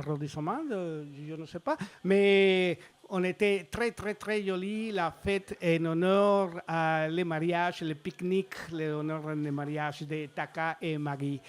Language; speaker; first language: French; non-native, fluent; Spanish